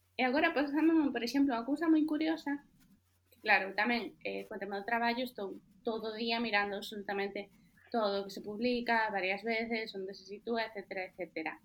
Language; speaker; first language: Galician; native; Galician